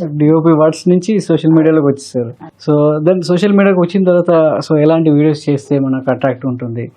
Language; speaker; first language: Telugu; native; Telugu